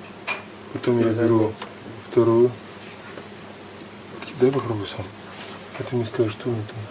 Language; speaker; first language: Russian; native; Russian